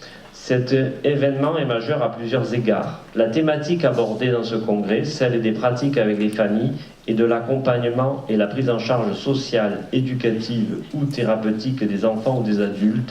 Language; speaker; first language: French; native; French